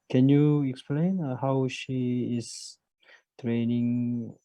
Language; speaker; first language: English; non-native, fluent; Korean